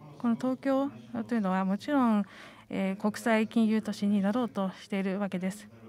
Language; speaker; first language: Japanese; non-native, fluent; Estonian